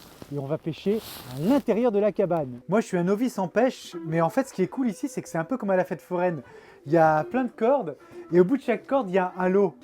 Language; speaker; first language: French; native; French